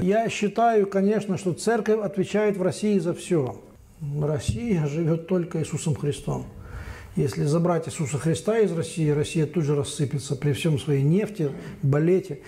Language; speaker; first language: Russian; native; Russian